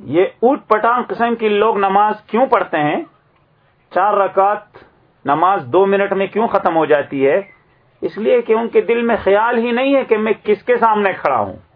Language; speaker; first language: Urdu; native; Urdu